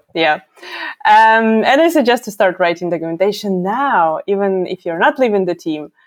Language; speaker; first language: English; non-native, fluent; Ukrainian